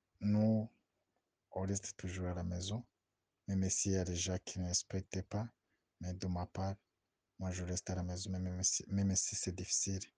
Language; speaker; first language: French; non-native, local second language; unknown